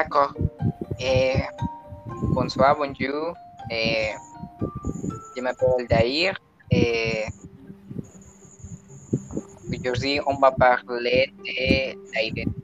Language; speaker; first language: French; non-native, learner; Spanish